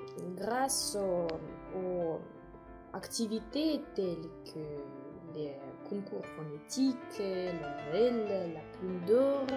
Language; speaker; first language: French; non-native, fluent; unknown